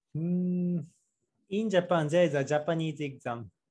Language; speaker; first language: English; non-native, learner; Japanese